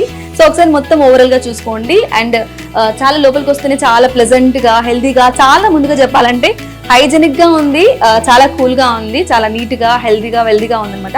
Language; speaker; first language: Telugu; native; Telugu